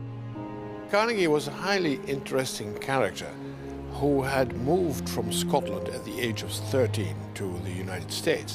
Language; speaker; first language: English; non-native, fluent; Dutch